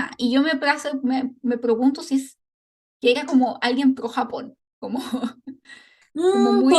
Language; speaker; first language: Spanish; native; Spanish